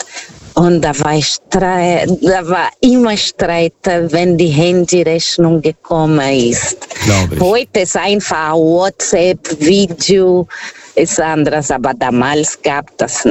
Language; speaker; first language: German; non-native, fluent; Portuguese